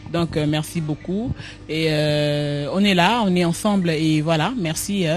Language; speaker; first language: French; non-native, local second language; Lingala